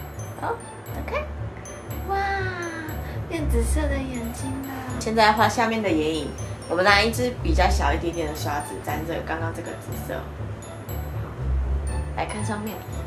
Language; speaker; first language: Chinese; native; Chinese